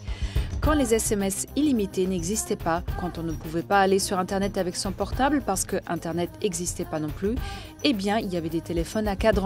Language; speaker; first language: French; native; French